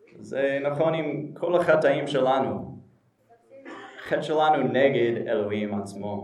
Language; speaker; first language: Hebrew; non-native, fluent; English